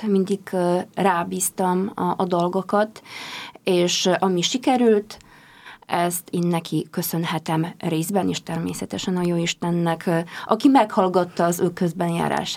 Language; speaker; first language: Hungarian; non-native, fluent; Polish